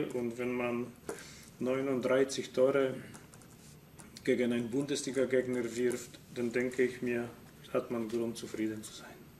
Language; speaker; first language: German; non-native, fluent; Polish